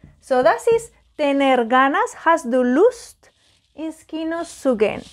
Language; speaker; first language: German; non-native, learner; Spanish